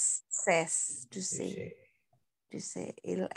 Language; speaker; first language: French; non-native, learner; Indonesian